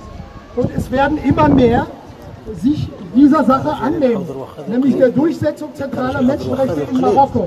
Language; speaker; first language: German; early bilingual, other home language; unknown